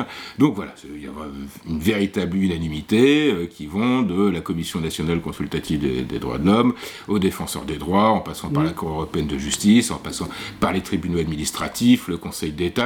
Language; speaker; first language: French; native; French